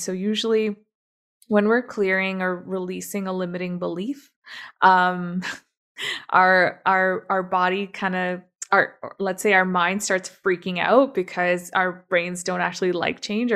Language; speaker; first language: English; native; English